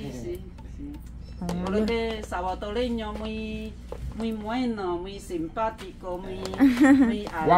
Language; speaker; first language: Spanish; non-native, learner; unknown